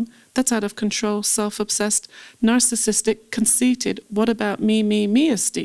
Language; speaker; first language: English; native; English